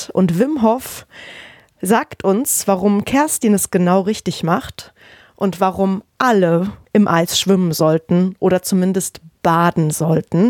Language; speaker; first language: German; native; German